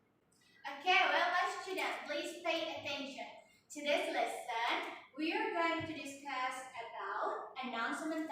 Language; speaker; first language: English; non-native, learner; Indonesian